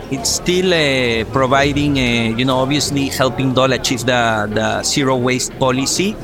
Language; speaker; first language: English; non-native, fluent; Spanish